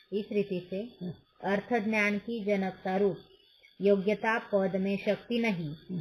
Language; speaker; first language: Hindi; non-native, local second language; Marathi